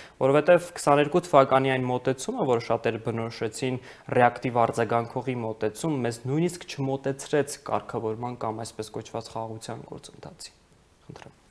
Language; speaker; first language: Armenian; native; Armenian